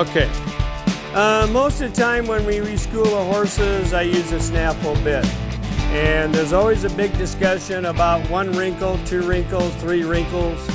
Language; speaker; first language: English; native; English